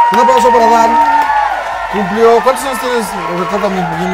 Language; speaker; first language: Spanish; native; Spanish